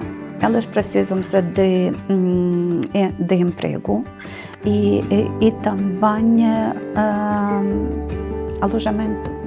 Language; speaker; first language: Portuguese; non-native, fluent; Ukrainian